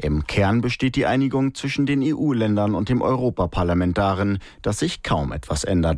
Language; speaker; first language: German; native; German